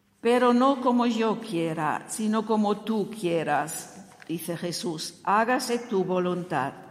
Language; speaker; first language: Spanish; non-native, fluent; German